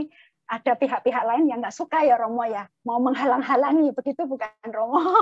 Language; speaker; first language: Indonesian; native; Indonesian